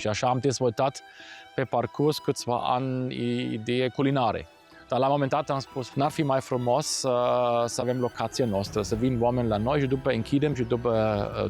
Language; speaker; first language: Romanian; non-native, fluent; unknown